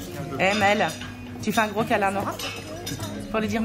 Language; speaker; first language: French; native; French